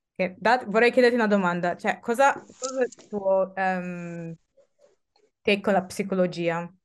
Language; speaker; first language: Italian; early bilingual, other home language; English